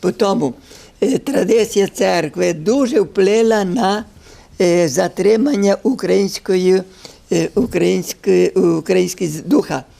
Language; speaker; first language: Ukrainian; early bilingual, heritage; Ukrainian